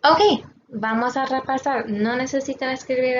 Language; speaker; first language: Spanish; non-native, fluent; English